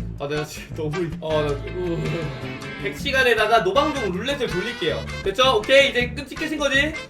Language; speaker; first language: Korean; native; Korean